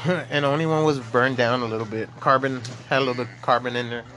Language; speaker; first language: English; early bilingual, other home language; Spanish